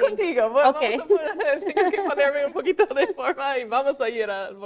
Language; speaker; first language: Spanish; non-native, fluent; English